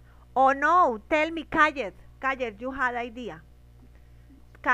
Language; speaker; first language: English; non-native, learner; Spanish